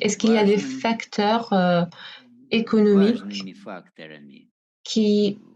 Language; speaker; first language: French; non-native, fluent; Russian